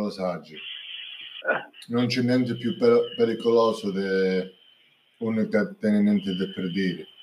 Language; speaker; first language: Italian; early bilingual, heritage; English